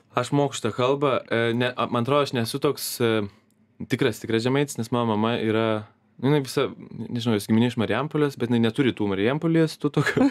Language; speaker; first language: Lithuanian; native; Lithuanian